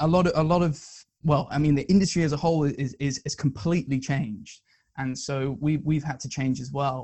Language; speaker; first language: English; native; English